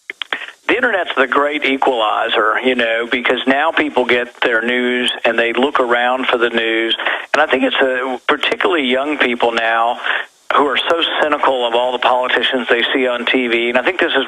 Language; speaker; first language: English; native; English